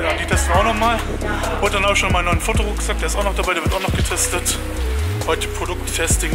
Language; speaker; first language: German; native; German